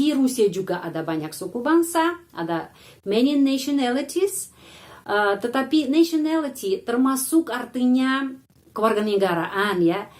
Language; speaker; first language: Indonesian; non-native, fluent; Russian